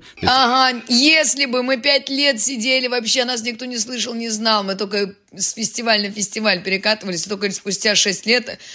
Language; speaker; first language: Russian; native; Russian